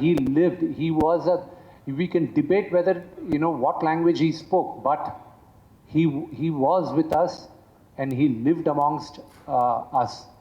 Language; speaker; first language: English; non-native, local second language; Telugu